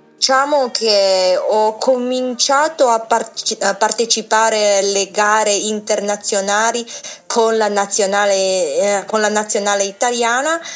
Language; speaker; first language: Italian; non-native, fluent; Chinese